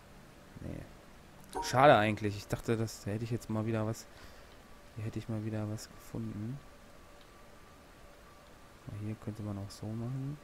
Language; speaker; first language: German; native; German